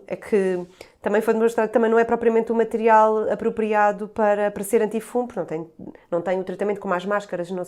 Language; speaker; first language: Portuguese; native; Portuguese